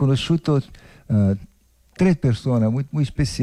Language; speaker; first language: Italian; non-native, learner; Portuguese